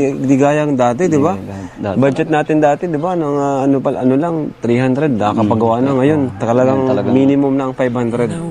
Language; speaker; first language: Filipino; non-native, local second language; Iloko